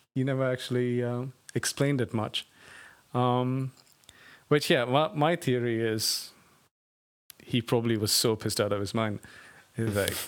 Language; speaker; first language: English; non-native, local second language; Tamil